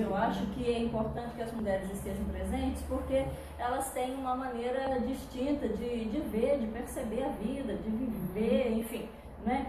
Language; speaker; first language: Portuguese; native; Portuguese